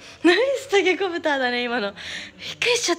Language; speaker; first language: Japanese; native; Japanese